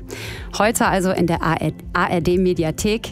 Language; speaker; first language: German; native; German